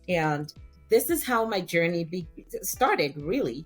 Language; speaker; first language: English; non-native, fluent; French